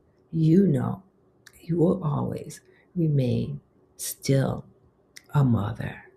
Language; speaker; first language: English; native; English